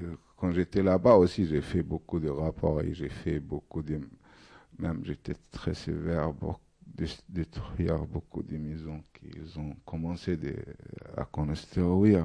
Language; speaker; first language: French; non-native, fluent; Arabic